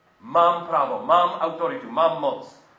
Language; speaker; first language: Czech; non-native, fluent; English